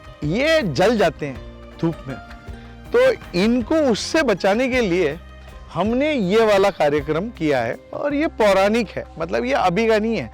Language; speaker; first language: Hindi; non-native, local second language; Marathi